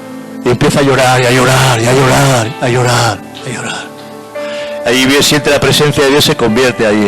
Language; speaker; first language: Spanish; native; Spanish